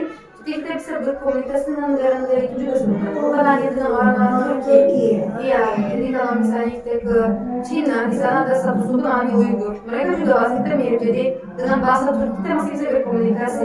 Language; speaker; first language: Indonesian; non-native, fluent; Turkish